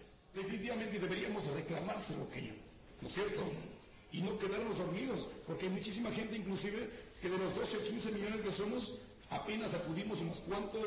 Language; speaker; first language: Spanish; native; Spanish